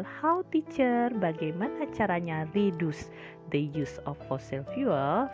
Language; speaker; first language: English; non-native, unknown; Indonesian